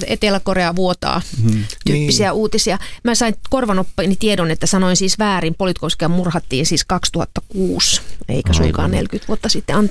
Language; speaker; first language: Finnish; native; Finnish